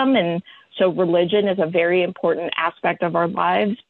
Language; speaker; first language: English; early bilingual, other home language; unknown